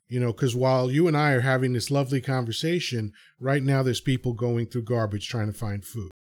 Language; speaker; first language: English; early bilingual, other home language; Spanish